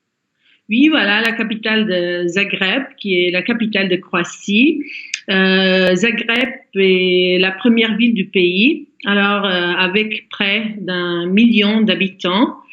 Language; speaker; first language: French; non-native, fluent; Croatian